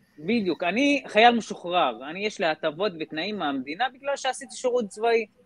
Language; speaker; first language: Hebrew; non-native, local second language; Arabic